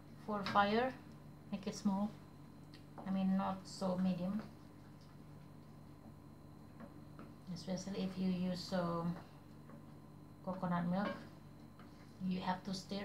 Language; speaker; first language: English; non-native, learner; Indonesian